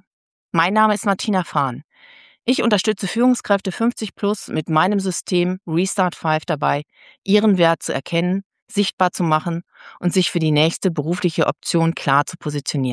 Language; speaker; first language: German; native; German